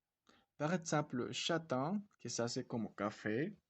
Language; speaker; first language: French; non-native, fluent; Spanish